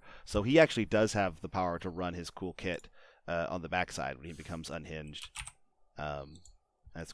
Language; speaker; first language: English; native; English